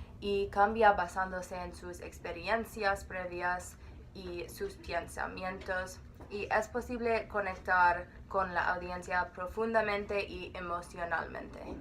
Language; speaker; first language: Spanish; non-native, learner; English